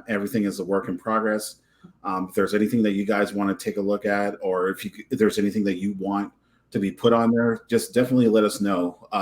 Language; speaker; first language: English; native; English